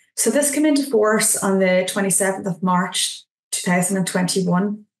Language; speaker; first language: English; native; English